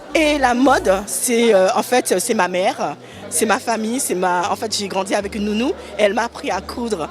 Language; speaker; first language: French; native; French